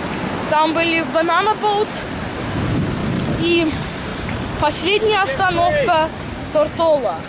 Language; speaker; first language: Russian; early bilingual, heritage; Russian